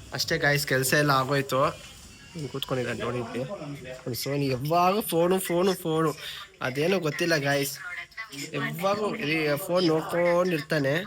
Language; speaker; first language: Kannada; non-native, local second language; Telugu